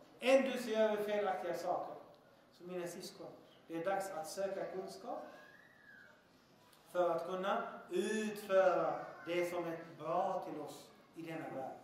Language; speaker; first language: Swedish; early bilingual, other home language; Arabic